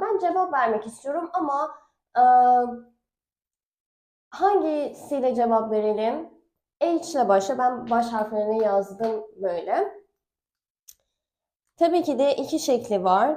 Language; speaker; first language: Turkish; non-native, fluent; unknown